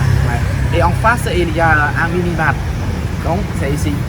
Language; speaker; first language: French; non-native, fluent; Khmer